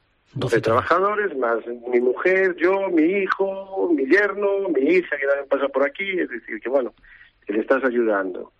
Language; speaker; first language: Spanish; native; Spanish